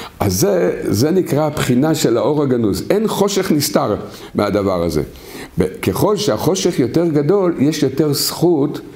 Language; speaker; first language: Hebrew; native; Hebrew